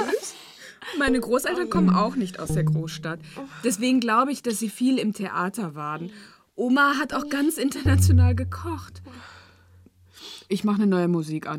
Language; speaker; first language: German; early bilingual, other home language; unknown